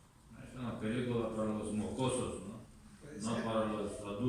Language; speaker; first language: Spanish; non-native, learner; Russian